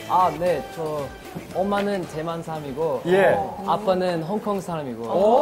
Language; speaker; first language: Korean; non-native, learner; English